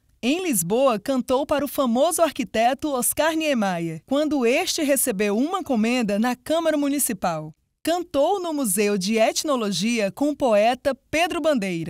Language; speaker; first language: Portuguese; native; Portuguese